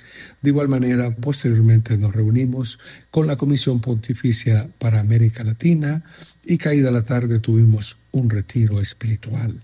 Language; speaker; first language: Spanish; native; Spanish